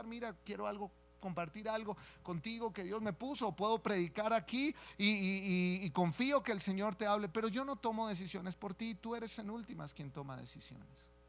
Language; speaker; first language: Spanish; native; Spanish